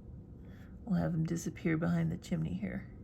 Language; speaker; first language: English; native; English